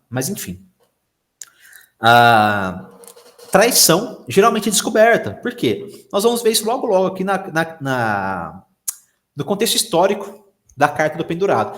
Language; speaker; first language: Portuguese; native; Portuguese